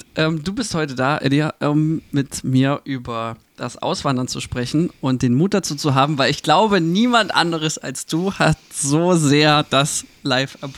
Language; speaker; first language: German; native; German